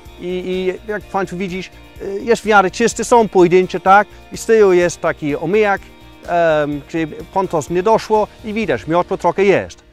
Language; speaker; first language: Polish; non-native, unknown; English